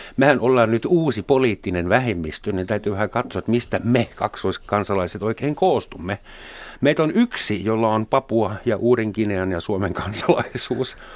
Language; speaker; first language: Finnish; non-native, fluent; German